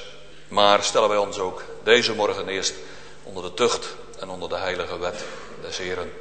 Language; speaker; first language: Dutch; native; Dutch